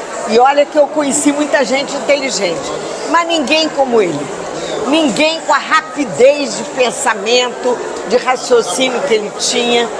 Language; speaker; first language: Portuguese; native; Portuguese